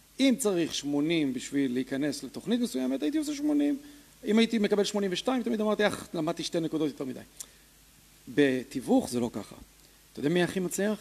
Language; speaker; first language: Hebrew; early bilingual, other home language; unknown